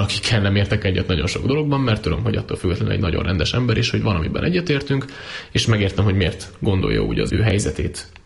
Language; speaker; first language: Hungarian; native; Hungarian